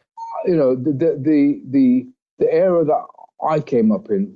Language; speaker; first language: English; native; English